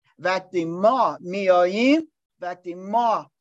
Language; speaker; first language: Persian; non-native, learner; English